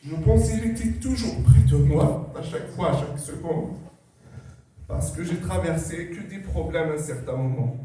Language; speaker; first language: French; non-native, local second language; Kabyle